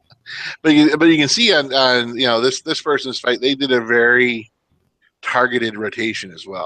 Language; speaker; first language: English; native; English